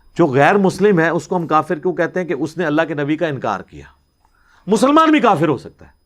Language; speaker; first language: Urdu; non-native, local second language; Punjabi